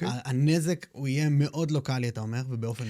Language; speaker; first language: Hebrew; native; Hebrew